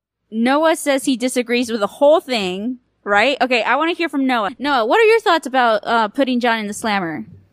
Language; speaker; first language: English; native; English